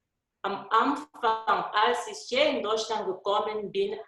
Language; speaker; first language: German; non-native, learner; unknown